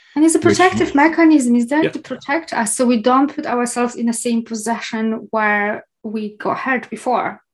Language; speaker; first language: English; non-native, fluent; Polish